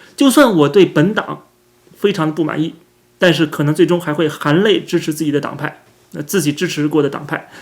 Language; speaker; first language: Chinese; native; Chinese